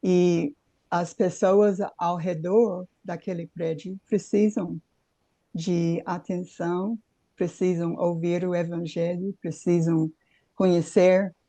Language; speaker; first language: Portuguese; non-native, fluent; English